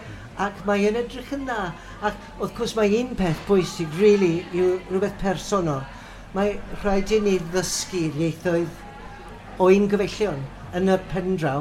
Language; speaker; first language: Welsh; non-native, fluent; English